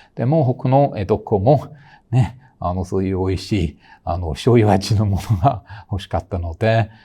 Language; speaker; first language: Japanese; non-native, fluent; English